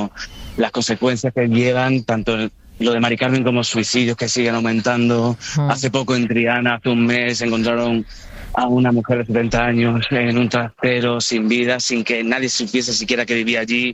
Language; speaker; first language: Spanish; native; Spanish